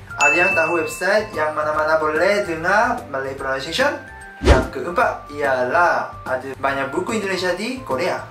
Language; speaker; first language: Malay; non-native, learner; Korean